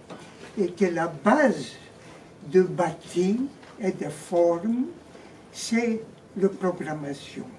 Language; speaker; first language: French; non-native, fluent; Greek